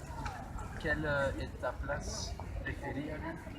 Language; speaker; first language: French; non-native, learner; Dutch